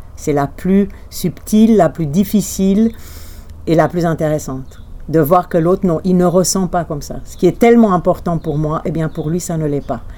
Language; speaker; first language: French; non-native, fluent; Romanian